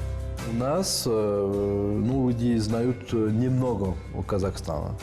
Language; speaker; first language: Russian; non-native, fluent; French